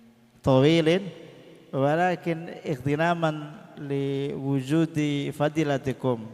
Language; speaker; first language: Arabic; non-native, fluent; Indonesian